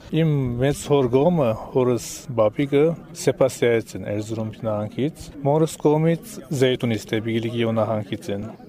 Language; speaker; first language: Armenian; early bilingual, heritage; Armenian